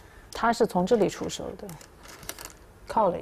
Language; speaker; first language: Chinese; native; Chinese